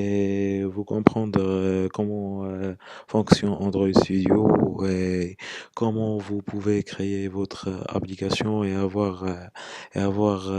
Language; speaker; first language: French; non-native, local second language; Arabic